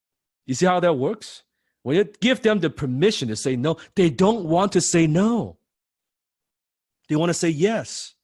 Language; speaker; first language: English; non-native, fluent; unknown